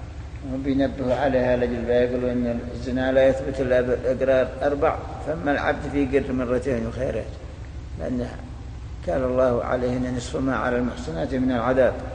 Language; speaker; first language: Arabic; native; Arabic